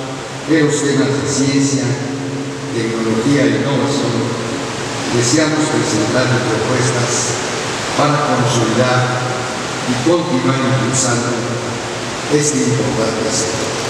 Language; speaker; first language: Spanish; native; Spanish